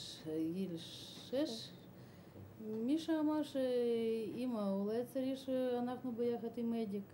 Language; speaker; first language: Hebrew; non-native, learner; Russian